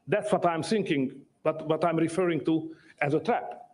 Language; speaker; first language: English; non-native, fluent; Hungarian